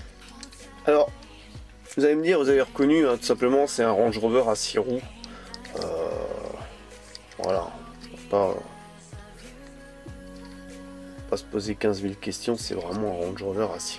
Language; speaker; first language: French; native; French